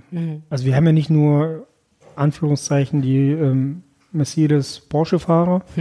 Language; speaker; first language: German; early bilingual, other home language; Russian